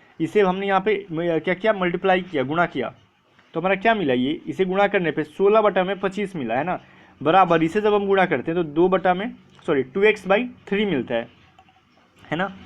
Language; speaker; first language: Hindi; native; Hindi